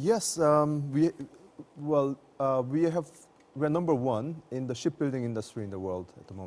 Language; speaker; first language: English; non-native, fluent; Korean